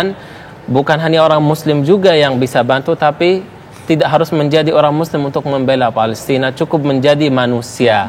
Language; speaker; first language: Indonesian; non-native, fluent; Arabic